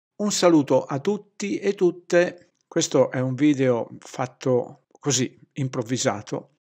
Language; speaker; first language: Italian; native; Italian